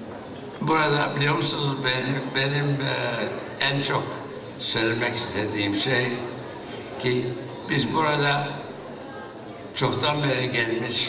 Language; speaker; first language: Turkish; early bilingual, heritage; Turkish